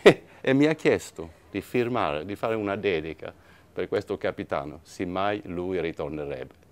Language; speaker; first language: Italian; non-native, fluent; Swedish